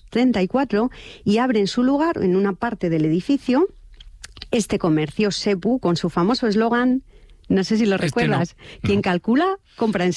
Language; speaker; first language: Spanish; native; Spanish